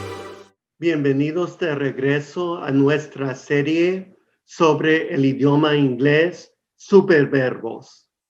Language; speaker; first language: Spanish; non-native, fluent; English